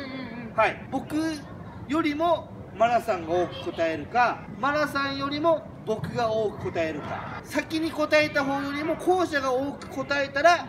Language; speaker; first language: Japanese; native; Japanese